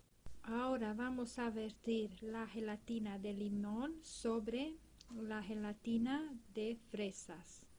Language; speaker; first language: Spanish; non-native, fluent; Romanian